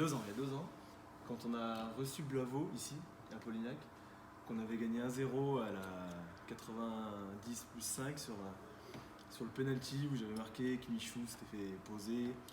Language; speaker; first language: French; native; French